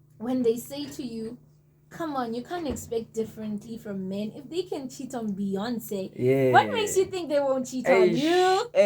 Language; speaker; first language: English; non-native, local second language; Zulu